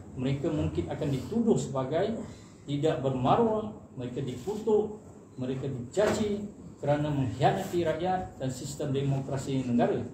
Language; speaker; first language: Malay; non-native, local second language; Chinese